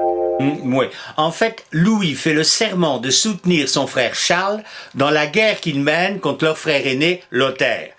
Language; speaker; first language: French; native; French